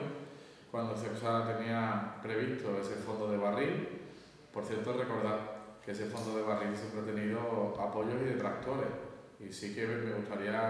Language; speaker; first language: Spanish; native; Spanish